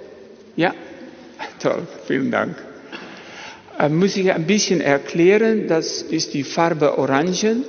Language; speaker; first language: German; non-native, fluent; Dutch